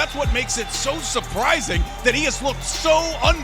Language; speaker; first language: English; native; English